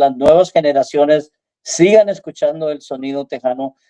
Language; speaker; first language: Spanish; early bilingual, heritage; Spanish